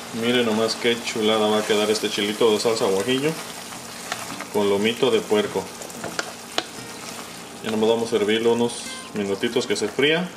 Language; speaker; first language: Spanish; native; Spanish